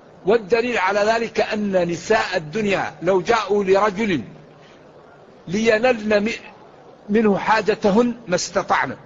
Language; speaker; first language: Arabic; native; Arabic